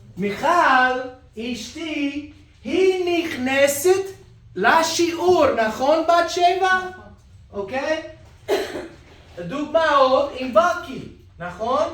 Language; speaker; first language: Hebrew; non-native, learner; English